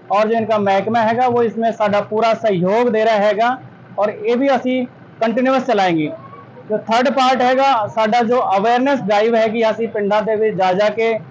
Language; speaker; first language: Hindi; non-native, local second language; Punjabi